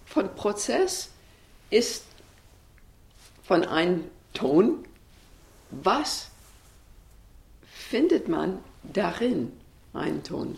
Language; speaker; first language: German; non-native, learner; English